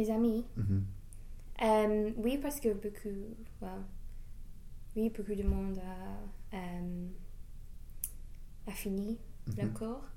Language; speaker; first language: French; non-native, learner; English